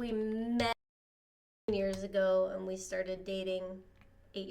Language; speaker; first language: English; native; English